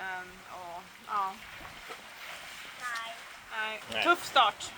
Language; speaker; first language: Swedish; native; Swedish